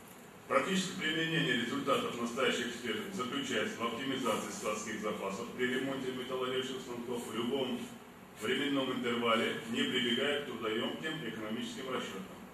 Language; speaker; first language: Russian; native; Russian